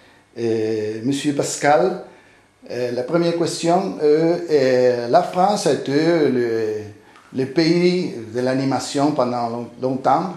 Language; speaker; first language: French; non-native, fluent; Spanish